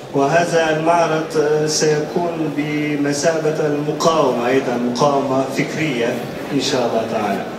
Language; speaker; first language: Arabic; non-native, fluent; Turkish